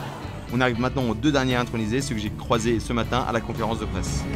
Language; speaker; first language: French; native; French